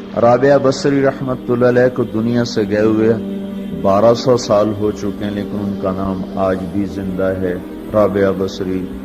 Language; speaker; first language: Urdu; non-native, local second language; Punjabi